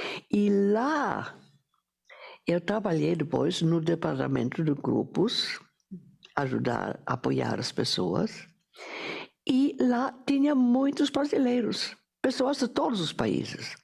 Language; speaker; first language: Portuguese; non-native, fluent; German